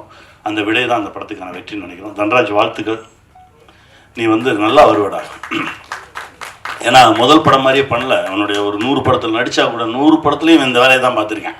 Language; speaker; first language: Tamil; native; Tamil